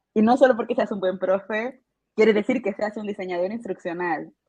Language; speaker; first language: Spanish; native; Spanish